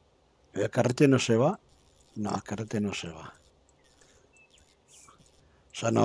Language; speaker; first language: Spanish; native; Spanish